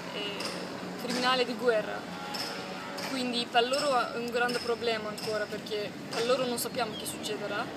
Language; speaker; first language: Italian; non-native, learner; Turkish